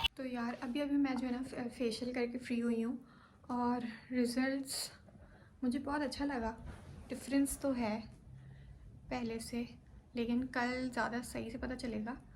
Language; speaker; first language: Urdu; native; Urdu